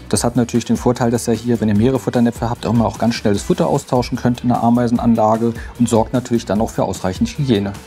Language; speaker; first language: German; native; German